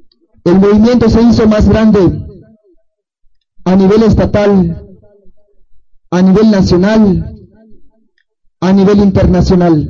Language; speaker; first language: Spanish; non-native, local second language; Tzotzil